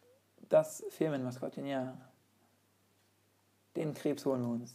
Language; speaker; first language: German; native; German